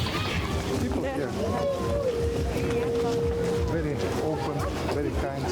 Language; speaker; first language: English; non-native, learner; Russian